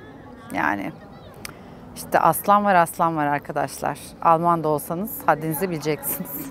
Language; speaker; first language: Turkish; native; Turkish